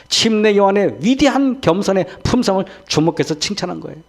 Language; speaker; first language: Korean; native; Korean